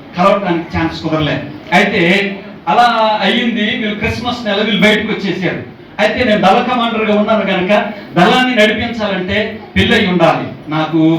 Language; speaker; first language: Telugu; non-native, local second language; Koya